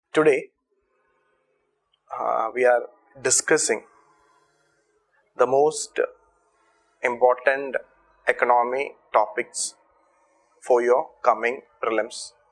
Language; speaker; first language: English; non-native, local second language; Malayalam